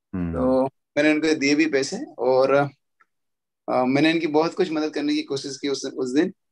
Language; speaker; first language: Hindi; native; Hindi